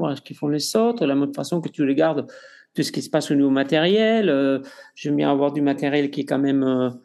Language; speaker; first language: French; non-native, fluent; Spanish